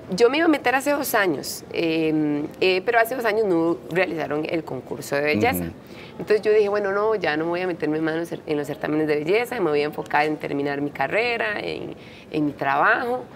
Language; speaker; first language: Spanish; native; Spanish